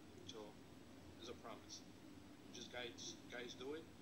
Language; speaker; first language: English; early bilingual, other home language; Spanish